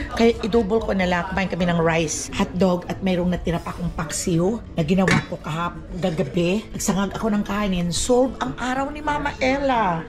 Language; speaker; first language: Filipino; non-native, local second language; Cebuano